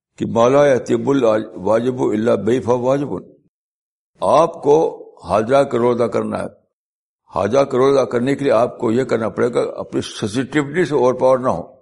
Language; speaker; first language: Urdu; native; Urdu